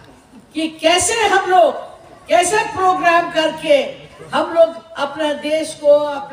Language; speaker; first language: Hindi; non-native, local second language; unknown